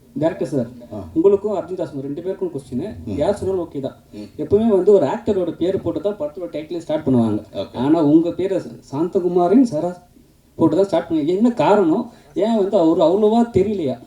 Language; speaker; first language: Tamil; native; Tamil